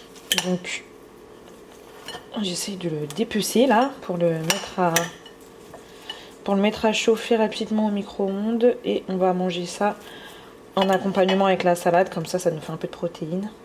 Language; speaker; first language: French; native; French